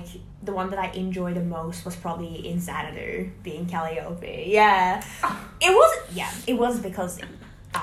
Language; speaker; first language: English; non-native, fluent; Hungarian